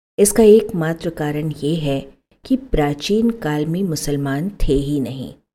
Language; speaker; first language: Hindi; native; Hindi